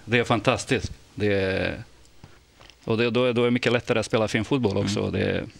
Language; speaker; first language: Swedish; non-native, fluent; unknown